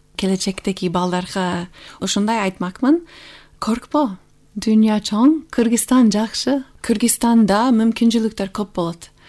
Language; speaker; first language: Kyrgyz; non-native, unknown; English